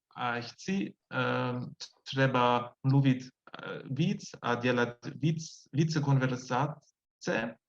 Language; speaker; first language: Czech; non-native, learner; German